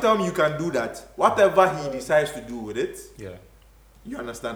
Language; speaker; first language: English; non-native, local second language; Akan